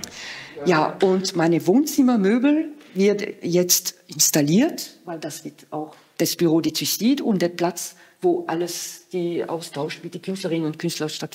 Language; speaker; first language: German; non-native, fluent; French